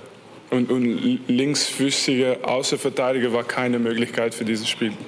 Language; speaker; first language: German; non-native, fluent; French